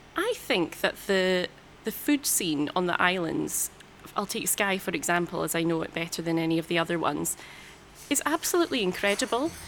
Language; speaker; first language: English; native; English